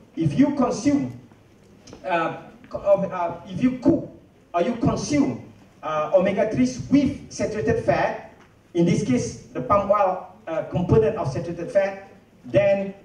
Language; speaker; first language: English; non-native, local second language; Malay